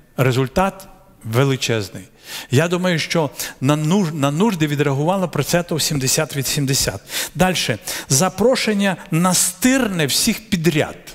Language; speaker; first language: Ukrainian; non-native, local second language; Russian